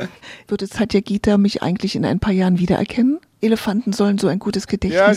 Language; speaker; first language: German; native; German